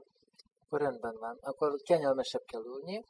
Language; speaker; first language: Hungarian; non-native, fluent; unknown